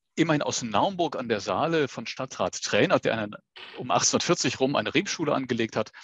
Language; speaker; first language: German; native; German